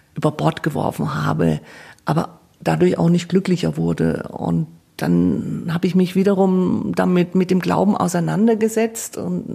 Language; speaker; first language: German; native; German